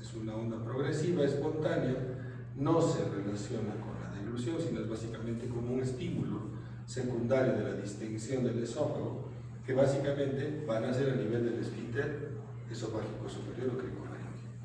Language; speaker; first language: Spanish; native; Spanish